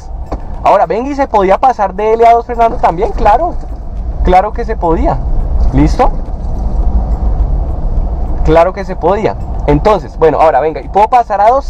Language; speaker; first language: Spanish; native; Spanish